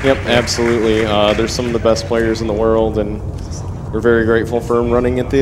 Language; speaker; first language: English; native; English